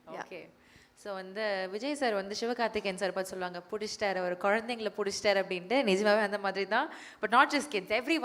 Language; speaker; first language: Tamil; native; Tamil